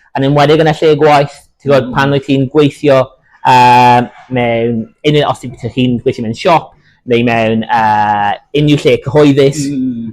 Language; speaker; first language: Welsh; non-native, local second language; English